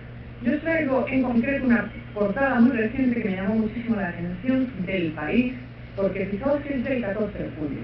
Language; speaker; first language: Spanish; native; Spanish